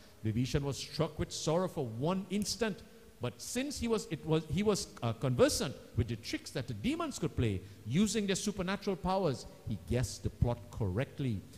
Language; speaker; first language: English; native; English